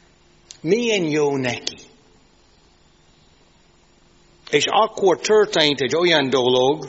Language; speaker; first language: Hungarian; non-native, fluent; English